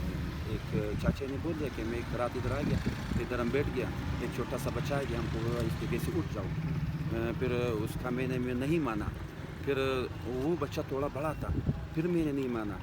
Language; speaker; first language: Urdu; non-native, local second language; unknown